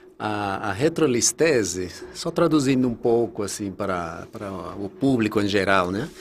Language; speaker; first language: Portuguese; non-native, fluent; Spanish